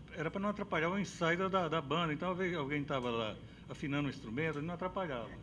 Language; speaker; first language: Portuguese; native; Portuguese